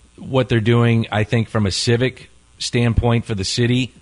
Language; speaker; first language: English; native; English